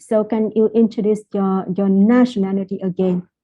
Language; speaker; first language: English; non-native, fluent; Vietnamese